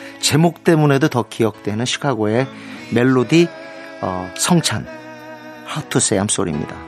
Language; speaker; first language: Korean; native; Korean